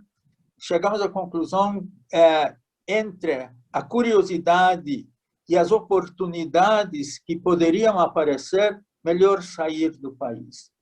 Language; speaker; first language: Portuguese; non-native, fluent; Hungarian